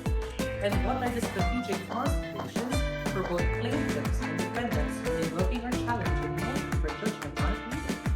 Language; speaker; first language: English; non-native, local second language; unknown